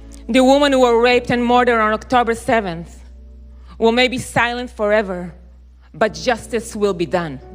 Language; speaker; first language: English; non-native, fluent; Hebrew